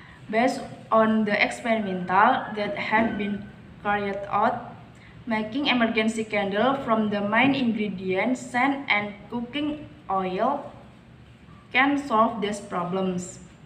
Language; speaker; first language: English; non-native, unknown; Indonesian